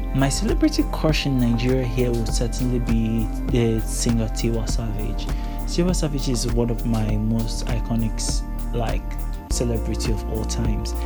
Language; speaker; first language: English; non-native, local second language; Yoruba